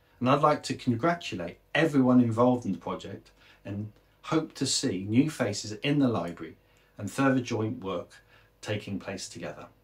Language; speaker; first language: English; native; English